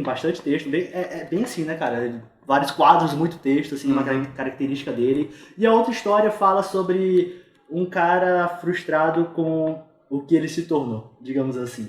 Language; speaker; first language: Portuguese; native; Portuguese